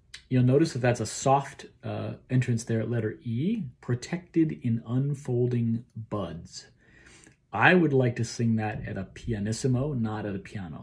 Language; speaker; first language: English; native; English